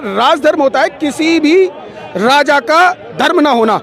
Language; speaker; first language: Hindi; native; Hindi